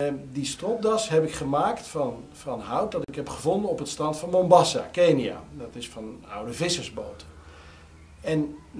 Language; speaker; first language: Dutch; native; Dutch